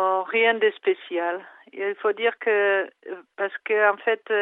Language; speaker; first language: French; non-native, fluent; Czech